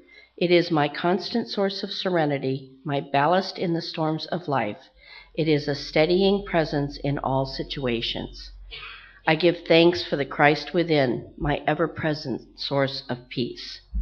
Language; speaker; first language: English; native; English